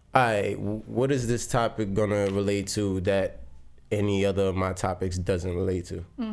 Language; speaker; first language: English; native; English